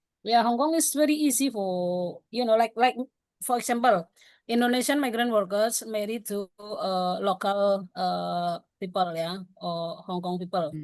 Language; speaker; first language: English; non-native, learner; Indonesian